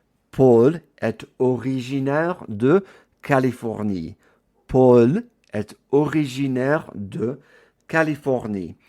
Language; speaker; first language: French; non-native, fluent; English